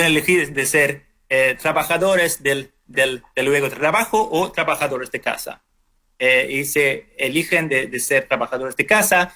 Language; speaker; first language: Spanish; non-native, fluent; Swedish